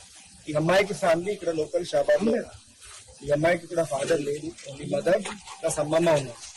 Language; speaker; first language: Telugu; non-native, local second language; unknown